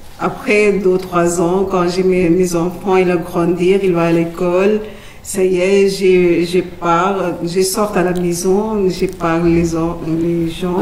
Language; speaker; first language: French; non-native, learner; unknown